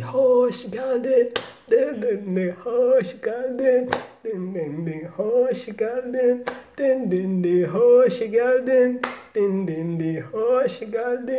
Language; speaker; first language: Turkish; non-native, learner; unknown